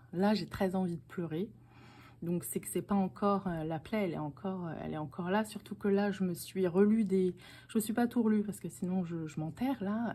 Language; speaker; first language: French; native; French